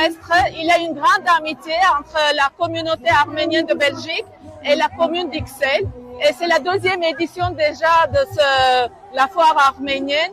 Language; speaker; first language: French; non-native, fluent; Armenian